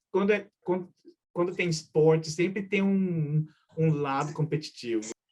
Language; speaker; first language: Portuguese; early bilingual, other home language; Japanese